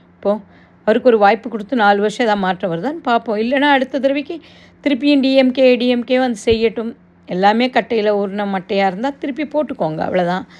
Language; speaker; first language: Tamil; non-native, local second language; Telugu